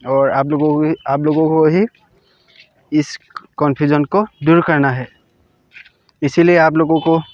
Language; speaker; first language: Hindi; non-native, local second language; Assamese